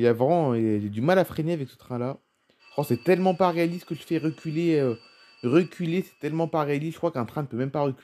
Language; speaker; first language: French; native; French